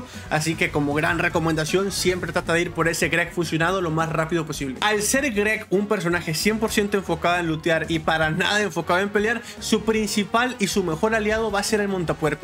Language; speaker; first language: Spanish; native; Spanish